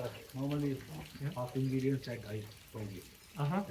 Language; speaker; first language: English; non-native, learner; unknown